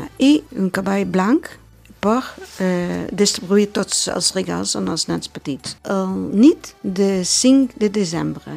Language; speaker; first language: Catalan; non-native, learner; Dutch